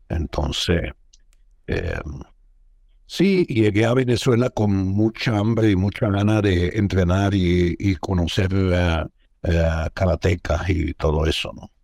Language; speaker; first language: Spanish; non-native, fluent; Arabic